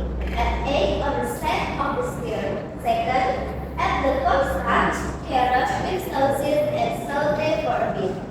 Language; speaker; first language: English; non-native, learner; Indonesian